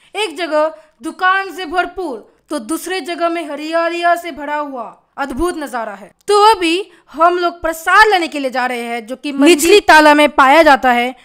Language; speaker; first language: Hindi; non-native, local second language; Assamese